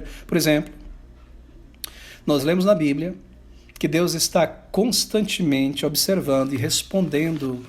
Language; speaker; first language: Portuguese; native; Portuguese